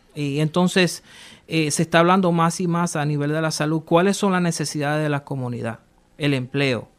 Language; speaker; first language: Spanish; early bilingual, heritage; Spanish